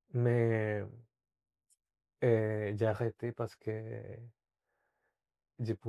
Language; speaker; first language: French; non-native, fluent; Spanish